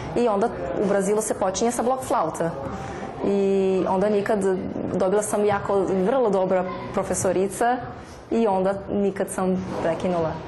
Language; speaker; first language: Serbian; non-native, learner; Portuguese